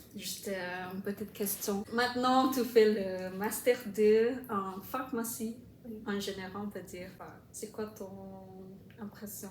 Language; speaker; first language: French; non-native, fluent; Indonesian